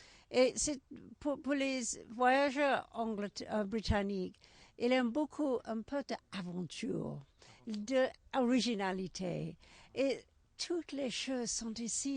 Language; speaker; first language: French; non-native, learner; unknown